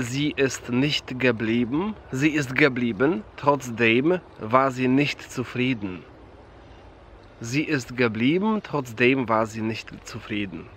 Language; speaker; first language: German; non-native, fluent; Polish